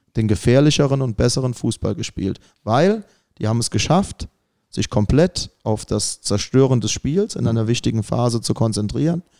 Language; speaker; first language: German; native; German